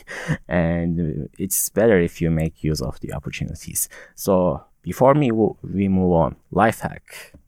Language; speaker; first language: English; non-native, fluent; Turkish